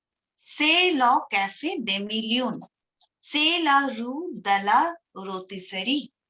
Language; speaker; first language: French; non-native, fluent; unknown